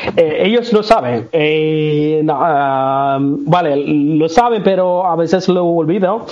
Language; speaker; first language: Spanish; non-native, learner; Tamil